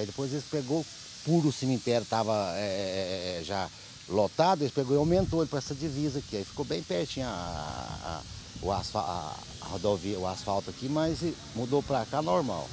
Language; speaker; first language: Portuguese; native; Portuguese